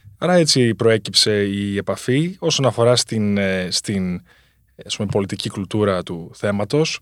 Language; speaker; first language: Greek; early bilingual, heritage; Greek